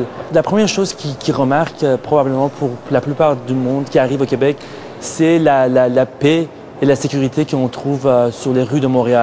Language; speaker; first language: French; non-native, fluent; Persian